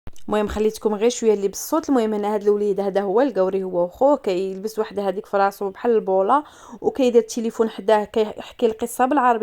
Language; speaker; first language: Arabic; native; Arabic